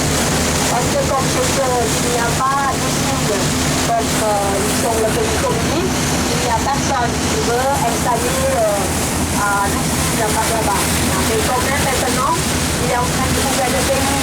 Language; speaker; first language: French; non-native, learner; Thai